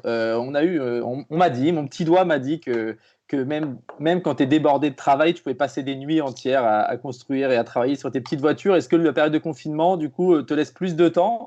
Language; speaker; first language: French; native; French